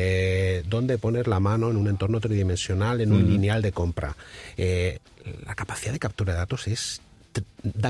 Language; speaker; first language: Spanish; native; Spanish